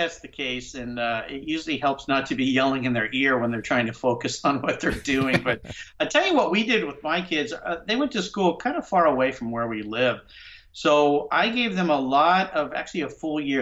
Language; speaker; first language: English; native; English